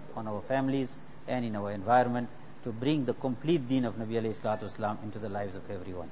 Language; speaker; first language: English; native; English